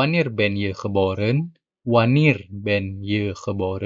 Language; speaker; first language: Dutch; non-native, learner; Indonesian